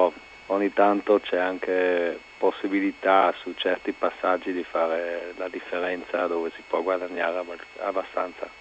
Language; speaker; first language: Italian; non-native, local second language; German